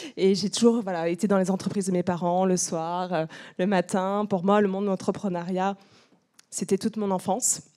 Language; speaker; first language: French; native; French